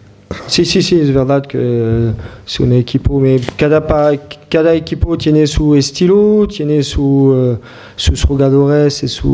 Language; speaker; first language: Spanish; non-native, fluent; French